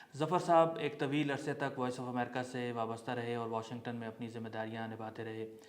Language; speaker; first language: Urdu; native; Urdu